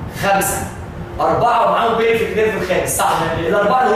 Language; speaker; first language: Arabic; native; Arabic